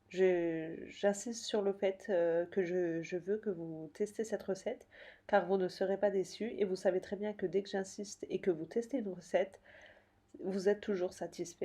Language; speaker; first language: French; native; French